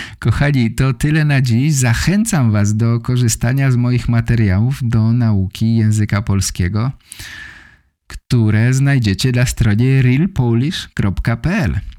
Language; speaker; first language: Polish; native; Polish